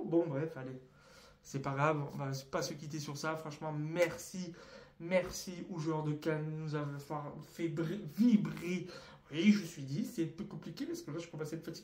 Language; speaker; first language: French; native; French